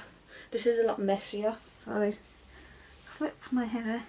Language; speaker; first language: English; native; English